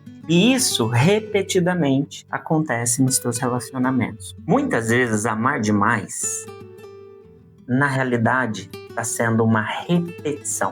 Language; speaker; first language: Portuguese; native; Portuguese